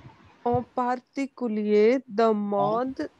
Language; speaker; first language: French; non-native, learner; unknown